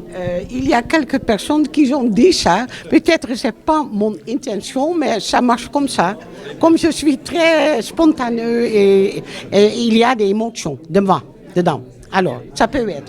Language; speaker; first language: French; non-native, fluent; Dutch